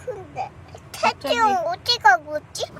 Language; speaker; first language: Korean; early bilingual, heritage; Korean